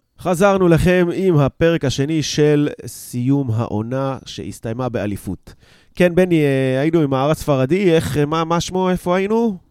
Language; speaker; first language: Hebrew; native; Hebrew